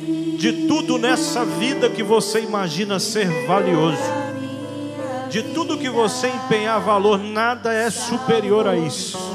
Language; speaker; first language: Portuguese; native; Portuguese